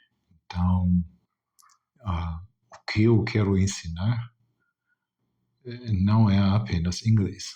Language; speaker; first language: Portuguese; non-native, fluent; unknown